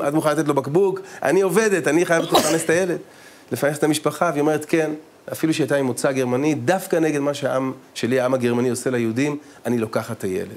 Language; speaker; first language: Hebrew; native; Hebrew